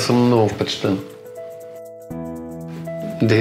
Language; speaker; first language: Bulgarian; native; Bulgarian